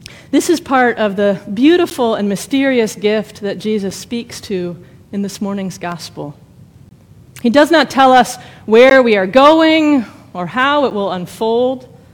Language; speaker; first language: English; native; English